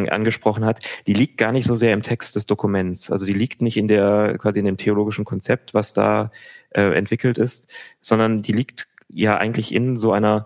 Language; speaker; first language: German; native; German